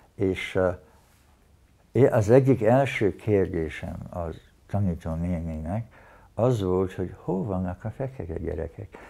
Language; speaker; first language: Hungarian; early bilingual, heritage; Hungarian